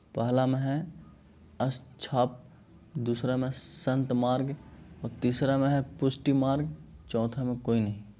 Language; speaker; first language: Hindi; native; Hindi